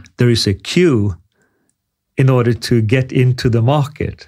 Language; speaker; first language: English; non-native, fluent; Norwegian